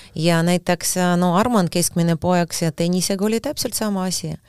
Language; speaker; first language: Estonian; non-native, fluent; Russian